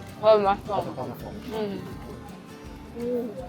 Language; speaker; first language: Korean; non-native, fluent; Russian